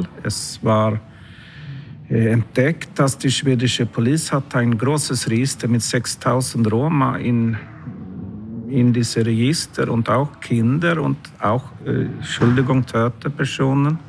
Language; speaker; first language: German; non-native, learner; Swedish